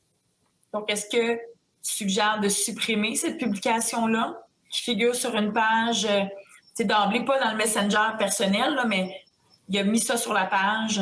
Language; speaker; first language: French; native; French